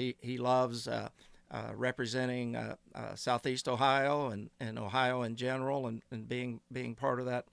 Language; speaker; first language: English; native; English